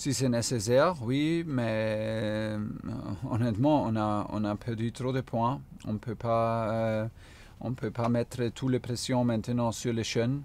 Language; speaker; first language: French; non-native, fluent; German